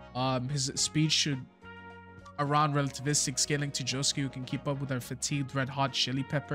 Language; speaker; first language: English; native; English